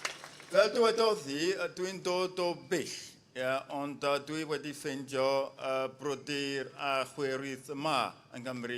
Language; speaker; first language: Welsh; non-native, fluent; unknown